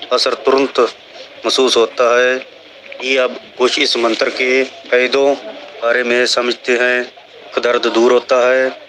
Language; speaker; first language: Hindi; non-native, local second language; Punjabi